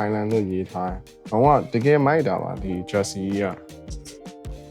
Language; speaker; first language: English; non-native, learner; Burmese